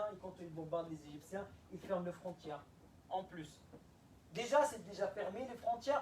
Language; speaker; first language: French; non-native, fluent; Arabic